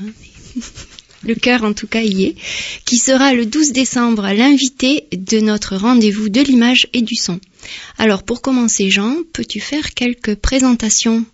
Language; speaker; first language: French; native; French